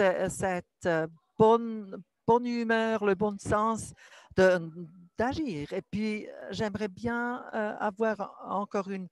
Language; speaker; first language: French; non-native, local second language; German